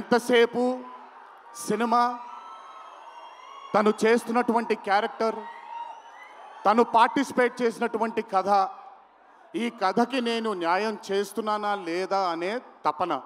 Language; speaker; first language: Telugu; native; Telugu